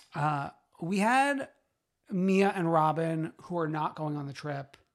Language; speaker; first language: English; early bilingual, other home language; Italian